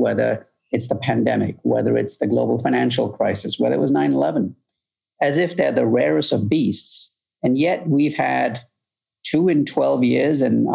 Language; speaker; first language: English; native; English